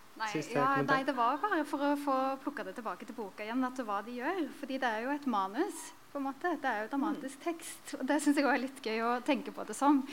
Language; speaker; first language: Norwegian; native; Norwegian